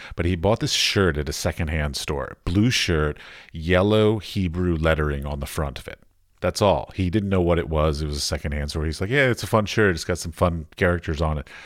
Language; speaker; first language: English; native; English